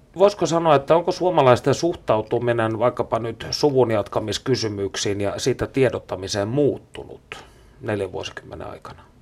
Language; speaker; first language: Finnish; native; Finnish